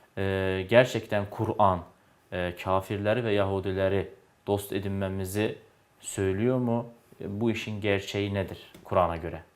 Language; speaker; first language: Turkish; native; Turkish